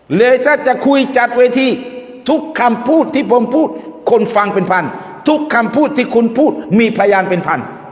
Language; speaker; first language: Thai; non-native, local second language; Malay